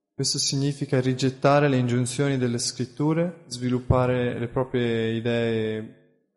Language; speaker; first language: Italian; native; Italian